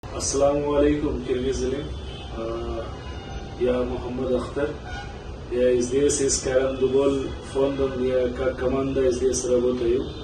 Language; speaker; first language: Russian; non-native, learner; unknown